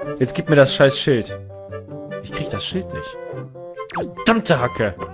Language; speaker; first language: German; native; German